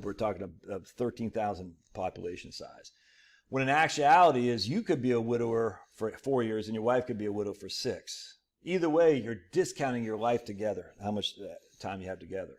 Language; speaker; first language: English; native; English